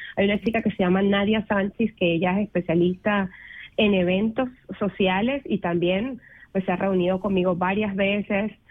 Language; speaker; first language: Spanish; native; Spanish